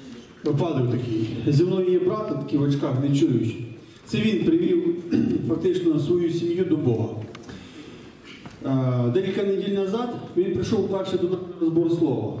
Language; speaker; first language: Ukrainian; native; Ukrainian